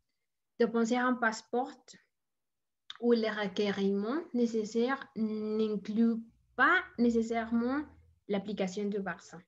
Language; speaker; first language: French; non-native, learner; Spanish